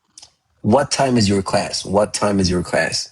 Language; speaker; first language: English; non-native, fluent; Amharic